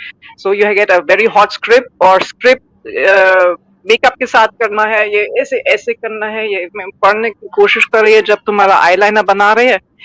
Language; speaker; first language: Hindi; non-native, fluent; German